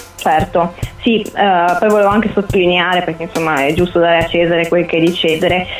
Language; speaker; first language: Italian; native; Italian